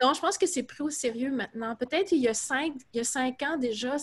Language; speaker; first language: French; native; French